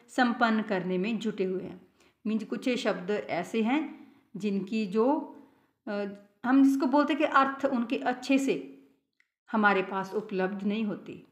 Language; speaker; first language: Hindi; non-native, local second language; Punjabi